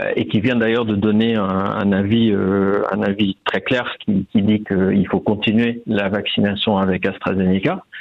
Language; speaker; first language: French; non-native, fluent; Dutch